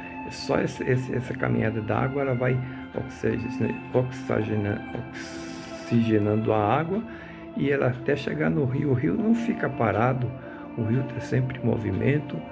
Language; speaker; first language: Portuguese; native; Portuguese